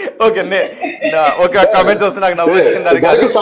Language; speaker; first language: Telugu; native; Telugu